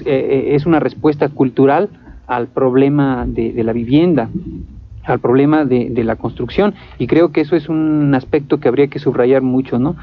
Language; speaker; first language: Spanish; native; Spanish